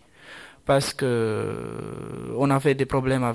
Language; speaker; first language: French; non-native, fluent; Romanian